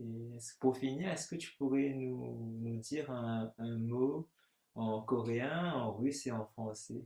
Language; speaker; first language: French; native; French